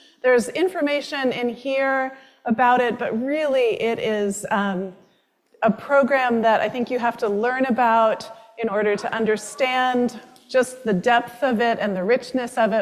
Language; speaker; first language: English; native; English